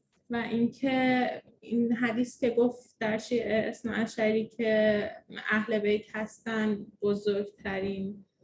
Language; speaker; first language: Persian; early bilingual, heritage; Persian